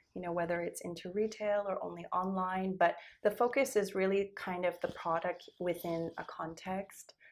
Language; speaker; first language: English; native; English